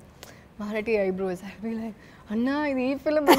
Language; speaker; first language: Telugu; non-native, fluent; Malayalam